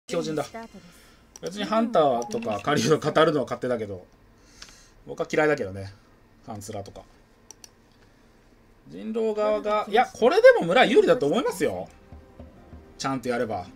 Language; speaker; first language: Japanese; native; Japanese